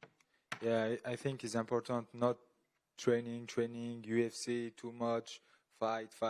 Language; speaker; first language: English; non-native, learner; French